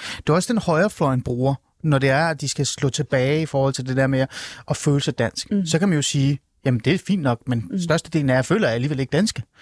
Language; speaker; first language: Danish; early bilingual, other home language; Persian